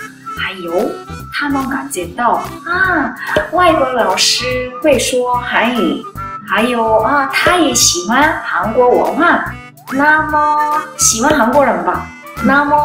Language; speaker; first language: Chinese; non-native, learner; Korean